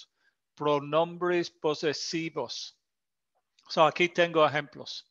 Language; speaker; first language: Spanish; non-native, fluent; English